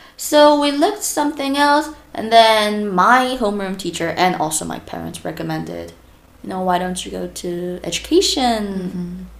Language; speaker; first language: English; non-native, fluent; Korean